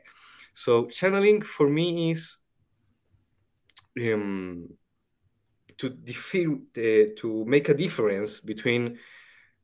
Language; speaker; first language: English; non-native, fluent; Spanish